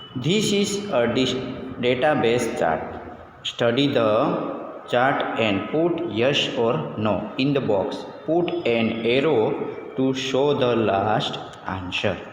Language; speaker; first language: English; non-native, local second language; Gujarati